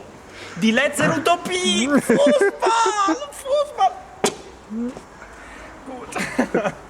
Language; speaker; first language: German; non-native, learner; Italian